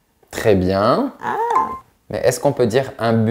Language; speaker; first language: French; native; French